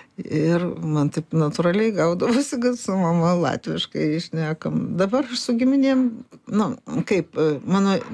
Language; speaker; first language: Lithuanian; native; Lithuanian